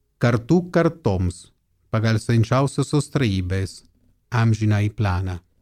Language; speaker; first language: Lithuanian; non-native, fluent; Italian